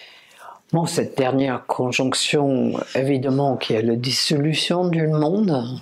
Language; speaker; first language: French; non-native, fluent; English